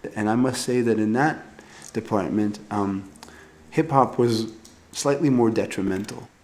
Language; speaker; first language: English; native; English